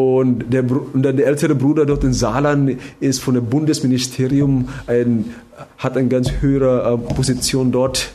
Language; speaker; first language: German; non-native, fluent; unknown